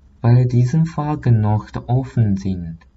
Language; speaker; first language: German; non-native, learner; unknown